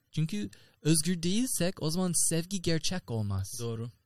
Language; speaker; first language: Turkish; non-native, learner; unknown